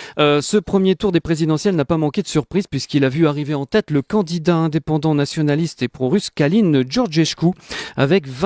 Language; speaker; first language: French; native; French